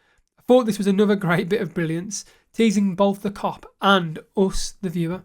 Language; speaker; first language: English; native; English